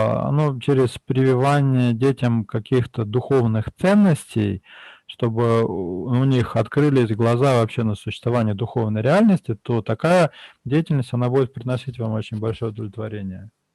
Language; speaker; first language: Russian; native; Russian